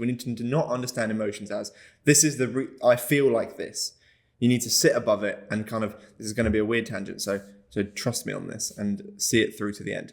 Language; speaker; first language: English; native; English